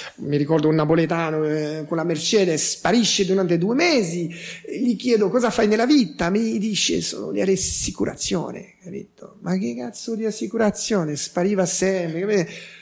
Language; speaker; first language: Italian; non-native, fluent; French